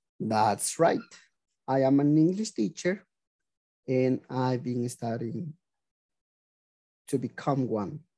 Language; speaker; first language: English; non-native, fluent; Spanish